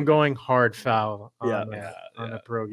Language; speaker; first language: English; native; English